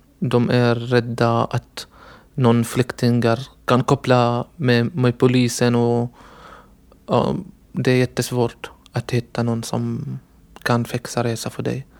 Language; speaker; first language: Swedish; non-native, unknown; Arabic